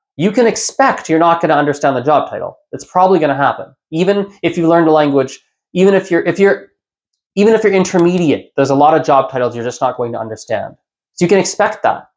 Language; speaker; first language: English; native; English